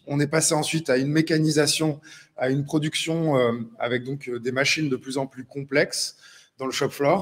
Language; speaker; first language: French; native; French